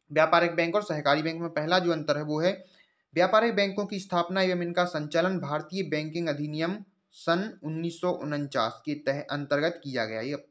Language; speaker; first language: Hindi; native; Hindi